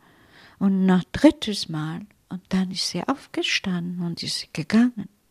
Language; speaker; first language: German; non-native, fluent; Italian